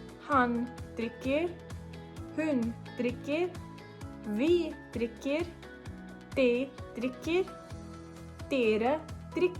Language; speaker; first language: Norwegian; non-native, learner; English